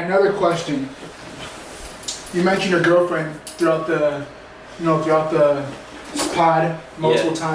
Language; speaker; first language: English; native; English